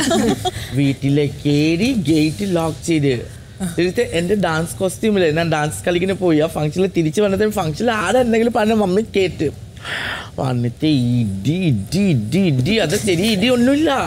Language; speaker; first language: Malayalam; non-native, fluent; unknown